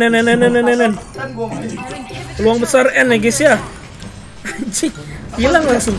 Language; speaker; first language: Indonesian; native; Indonesian